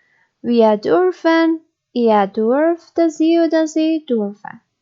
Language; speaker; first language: German; non-native, learner; Persian